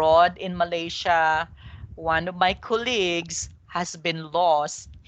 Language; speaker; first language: English; non-native, local second language; Filipino